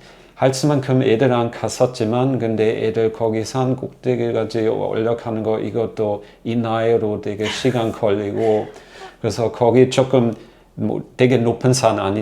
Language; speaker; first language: Korean; non-native, learner; German